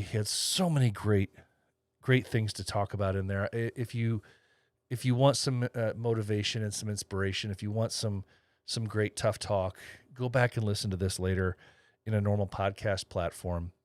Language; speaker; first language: English; native; English